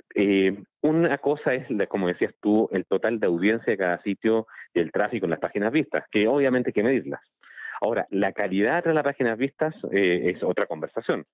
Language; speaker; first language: Spanish; native; Spanish